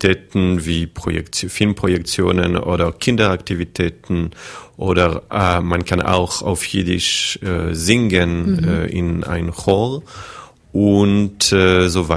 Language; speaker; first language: German; non-native, fluent; French